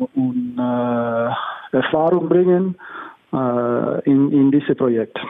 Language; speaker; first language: German; non-native, learner; English